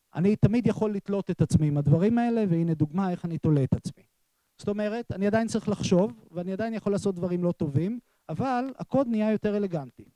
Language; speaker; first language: Hebrew; native; Hebrew